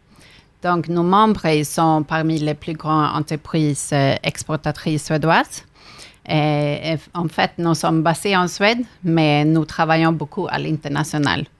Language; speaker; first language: French; non-native, fluent; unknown